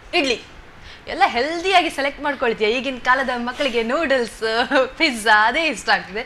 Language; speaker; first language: Kannada; non-native, local second language; Tulu